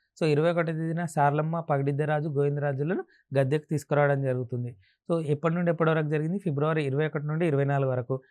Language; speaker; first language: Telugu; native; Telugu